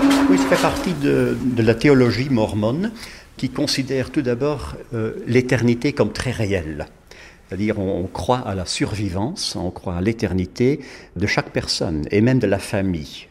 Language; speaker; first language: French; non-native, fluent; Dutch